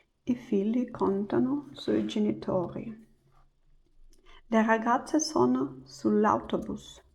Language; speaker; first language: Italian; non-native, learner; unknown